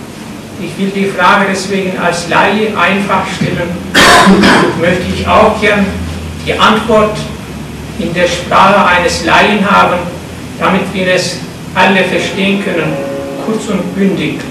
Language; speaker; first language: German; non-native, fluent; Turkish